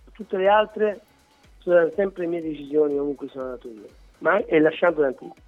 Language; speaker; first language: Italian; native; Italian